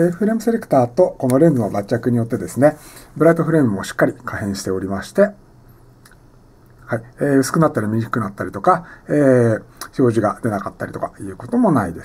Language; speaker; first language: Japanese; native; Japanese